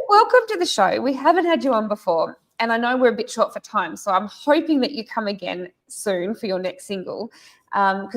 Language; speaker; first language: English; native; English